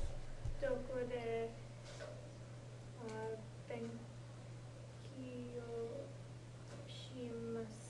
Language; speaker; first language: Japanese; non-native, learner; English